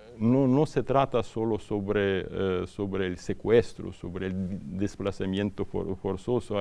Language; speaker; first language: Spanish; non-native, fluent; Ukrainian